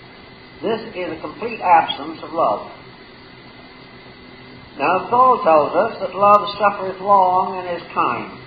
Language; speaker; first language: English; native; English